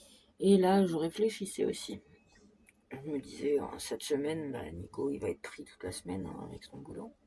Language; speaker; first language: French; native; French